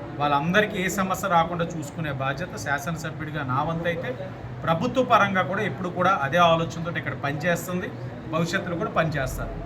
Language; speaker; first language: Telugu; native; Telugu